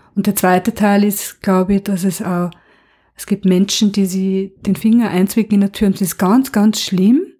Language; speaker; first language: German; native; German